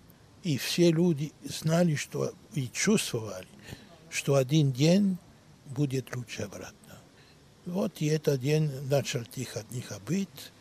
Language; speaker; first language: Russian; non-native, learner; Greek